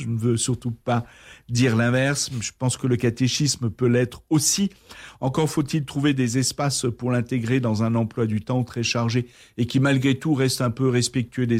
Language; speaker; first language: French; native; French